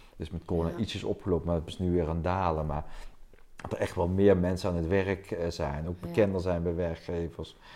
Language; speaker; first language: Dutch; native; Dutch